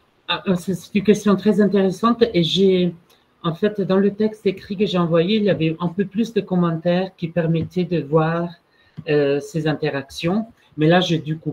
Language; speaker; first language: French; non-native, fluent; Italian